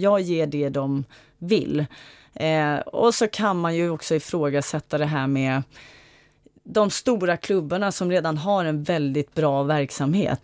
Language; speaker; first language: Swedish; native; Swedish